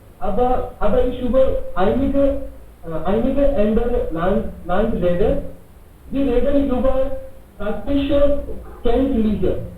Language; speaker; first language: German; non-native, learner; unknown